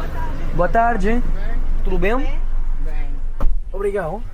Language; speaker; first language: Portuguese; non-native, learner; French